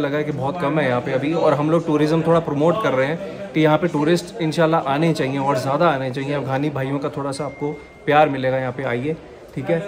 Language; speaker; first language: Hindi; native; Hindi